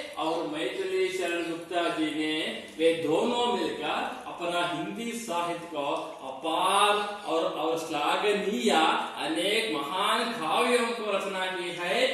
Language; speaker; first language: Hindi; non-native, local second language; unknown